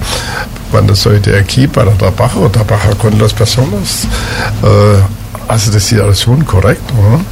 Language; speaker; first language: Spanish; non-native, learner; German